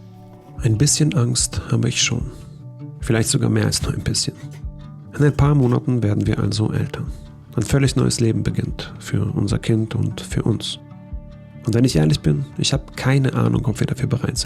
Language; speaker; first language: German; native; German